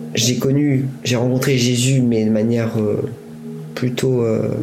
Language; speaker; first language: French; native; French